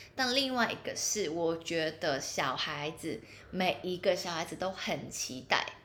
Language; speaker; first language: Chinese; non-native, local second language; Cantonese